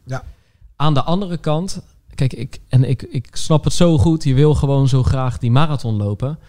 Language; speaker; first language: Dutch; native; Dutch